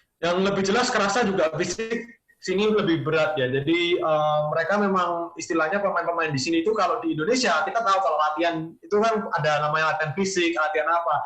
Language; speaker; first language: Indonesian; native; Indonesian